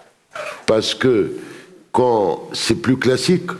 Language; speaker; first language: French; non-native, fluent; Arabic